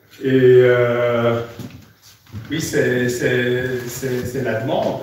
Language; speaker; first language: French; non-native, fluent; German